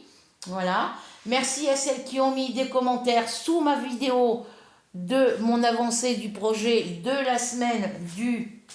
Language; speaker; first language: French; native; French